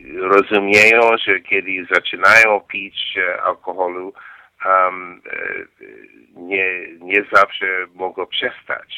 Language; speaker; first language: Polish; non-native, learner; English